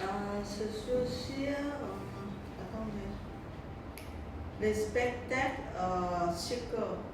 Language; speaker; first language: French; non-native, learner; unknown